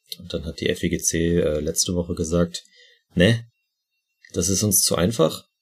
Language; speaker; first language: German; native; German